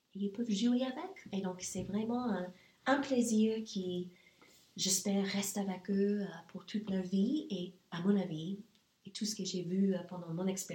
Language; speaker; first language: French; non-native, fluent; English